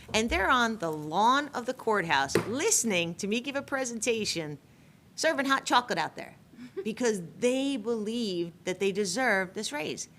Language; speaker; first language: English; native; English